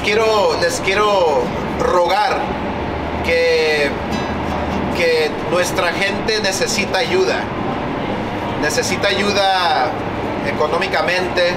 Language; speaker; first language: Spanish; early bilingual, heritage; Spanish